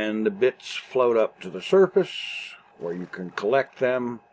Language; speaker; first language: English; native; English